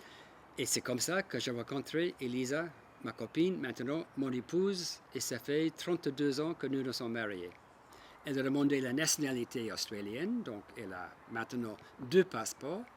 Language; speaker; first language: French; non-native, fluent; English